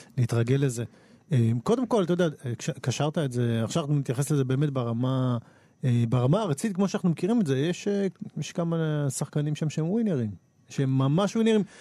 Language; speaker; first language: Hebrew; native; Hebrew